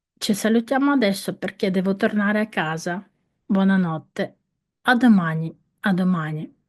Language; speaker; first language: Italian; non-native, fluent; Ukrainian